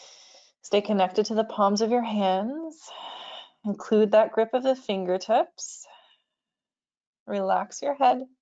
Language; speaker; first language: English; native; English